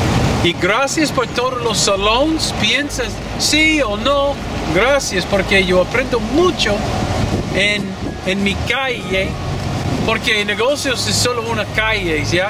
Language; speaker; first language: Spanish; non-native, learner; English